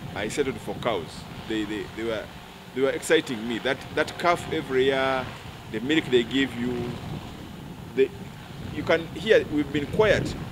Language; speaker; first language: English; non-native, local second language; Ganda